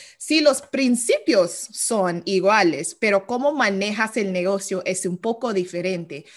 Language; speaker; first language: Spanish; early bilingual, heritage; Spanish